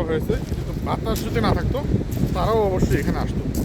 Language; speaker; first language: Bangla; native; Bangla